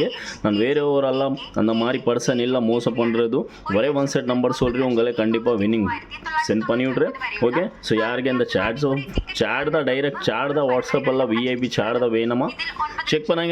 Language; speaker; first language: Tamil; non-native, learner; Kannada